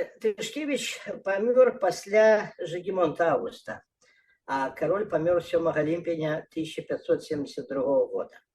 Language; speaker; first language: Belarusian; non-native, local second language; Russian